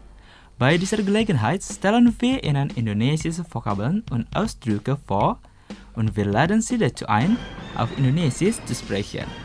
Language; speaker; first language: German; non-native, fluent; Indonesian